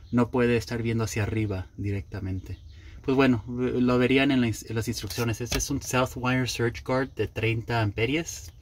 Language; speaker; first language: Spanish; early bilingual, heritage; Spanish